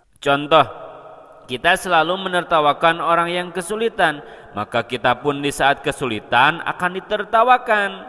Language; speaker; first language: Indonesian; non-native, local second language; Sundanese